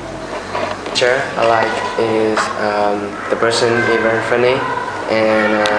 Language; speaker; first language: English; non-native, learner; Vietnamese